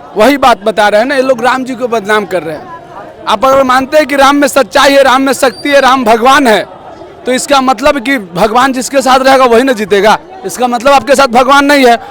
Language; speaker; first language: Hindi; native; Hindi